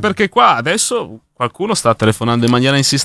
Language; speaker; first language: Italian; native; Italian